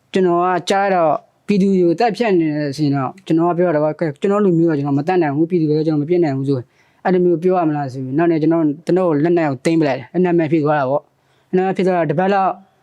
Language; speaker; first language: Burmese; non-native, local second language; Karen languages